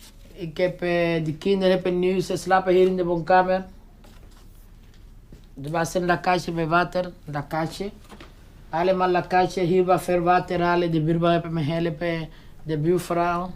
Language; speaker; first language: Dutch; non-native, learner; Spanish